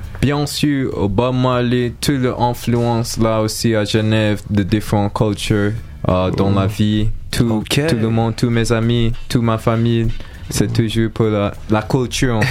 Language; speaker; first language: French; non-native, learner; English